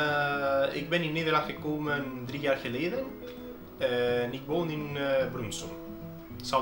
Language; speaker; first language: Dutch; non-native, fluent; Spanish